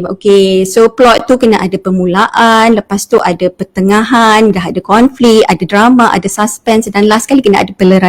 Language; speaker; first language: Malay; native; Malay